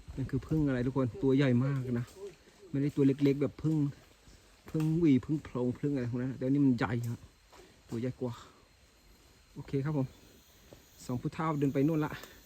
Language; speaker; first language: Thai; non-native, local second language; Karen languages